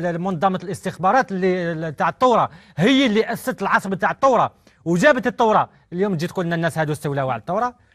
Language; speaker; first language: Arabic; native; Arabic